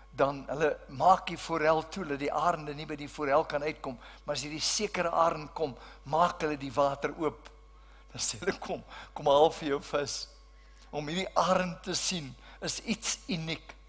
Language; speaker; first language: Afrikaans; native; Afrikaans